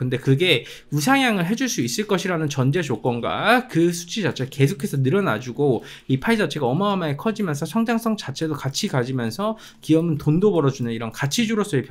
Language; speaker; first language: Korean; native; Korean